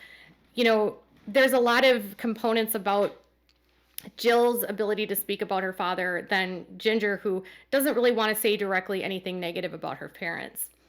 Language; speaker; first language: English; native; English